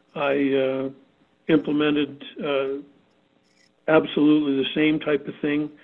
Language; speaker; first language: English; native; English